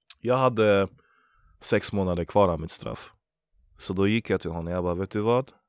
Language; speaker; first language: Swedish; early bilingual, other home language; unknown